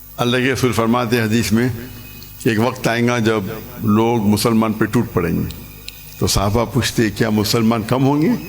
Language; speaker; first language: Urdu; non-native, local second language; English